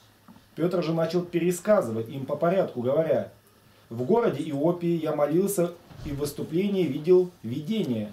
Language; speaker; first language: Russian; native; Russian